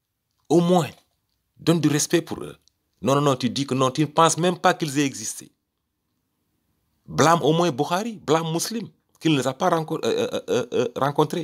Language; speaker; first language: French; native; French